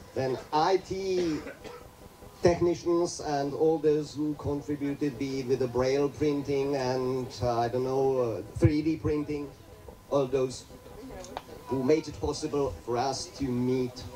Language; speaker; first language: English; non-native, fluent; Czech